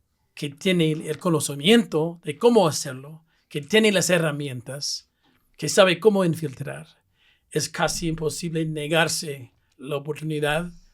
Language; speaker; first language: Spanish; non-native, fluent; English